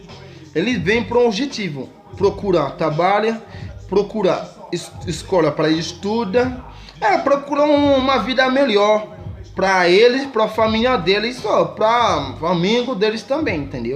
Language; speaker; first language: Portuguese; non-native, learner; Haitian Creole